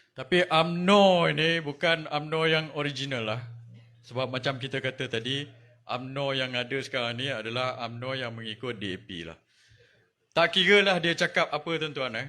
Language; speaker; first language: Malay; native; Malay